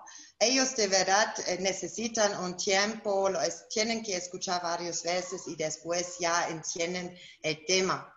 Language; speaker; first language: Spanish; non-native, fluent; German